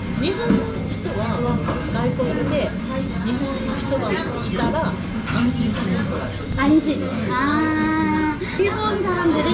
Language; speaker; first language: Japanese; non-native, learner; Korean